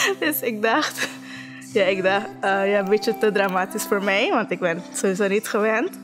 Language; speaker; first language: Dutch; non-native, local second language; Papiamento